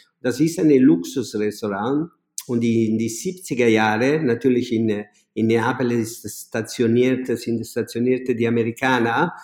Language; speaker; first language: German; non-native, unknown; Italian